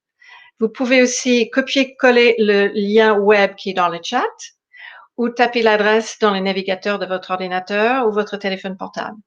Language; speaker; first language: French; non-native, fluent; English